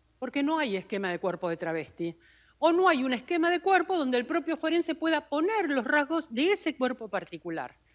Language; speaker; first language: Spanish; native; Spanish